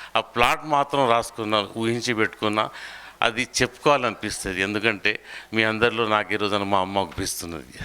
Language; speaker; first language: Telugu; non-native, local second language; Urdu